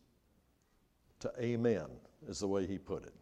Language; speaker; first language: English; native; English